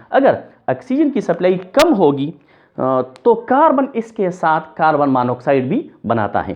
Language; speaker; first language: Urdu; non-native, local second language; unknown